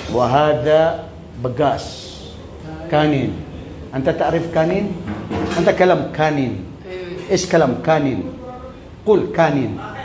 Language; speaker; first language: Arabic; non-native, learner; Maranao